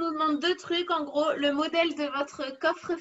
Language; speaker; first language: French; native; French